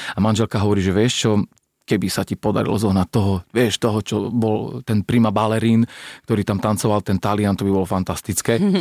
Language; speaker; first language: Slovak; non-native, local second language; Rusyn